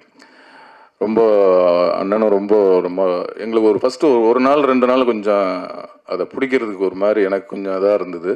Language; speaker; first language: Tamil; native; Tamil